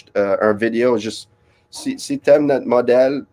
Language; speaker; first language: French; non-native, fluent; English